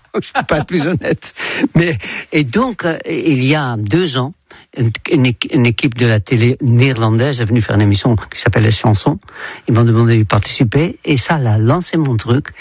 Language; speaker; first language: French; non-native, fluent; Dutch